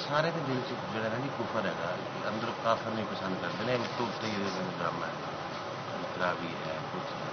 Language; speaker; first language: Urdu; non-native, local second language; Punjabi